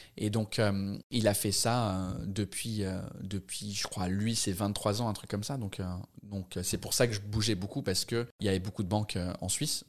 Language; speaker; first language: French; non-native, fluent; English